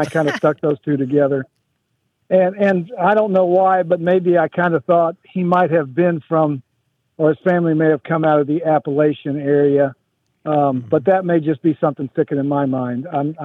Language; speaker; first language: English; native; English